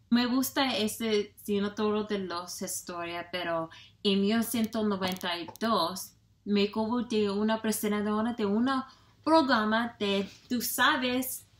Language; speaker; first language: Spanish; non-native, learner; English